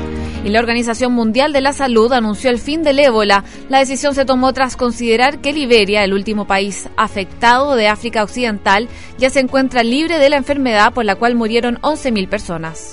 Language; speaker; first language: Spanish; native; Spanish